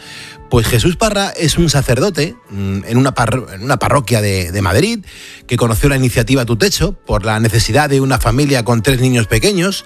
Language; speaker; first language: Spanish; native; Spanish